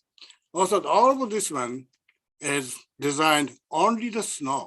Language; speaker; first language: English; non-native, learner; Japanese